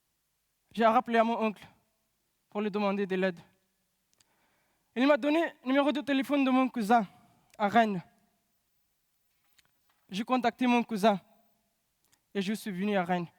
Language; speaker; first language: French; non-native, learner; Pashto